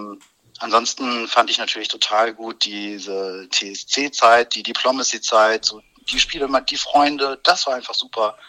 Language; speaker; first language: German; native; German